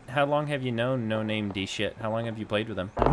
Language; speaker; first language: English; native; English